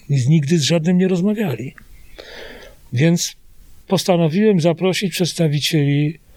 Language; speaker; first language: Polish; native; Polish